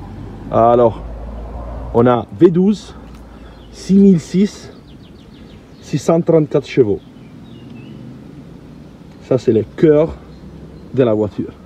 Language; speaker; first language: French; non-native, learner; Italian